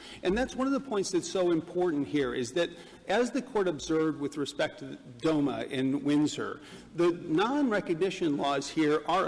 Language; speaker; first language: English; native; English